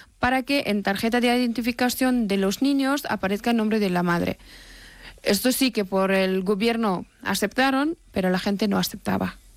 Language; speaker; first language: Spanish; non-native, fluent; Persian